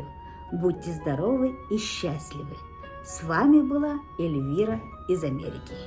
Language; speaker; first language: Russian; non-native, local second language; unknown